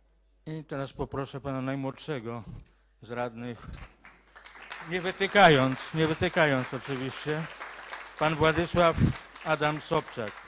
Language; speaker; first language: Polish; native; Polish